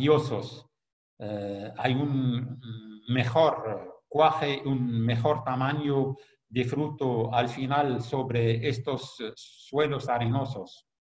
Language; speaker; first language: Spanish; non-native, fluent; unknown